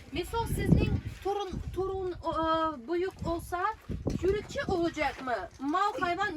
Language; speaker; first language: Turkish; non-native, learner; Russian